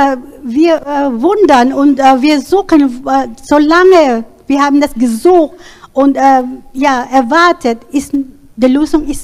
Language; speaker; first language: German; non-native, learner; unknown